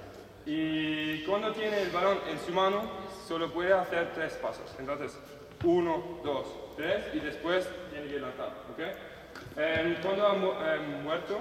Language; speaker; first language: Spanish; non-native, learner; German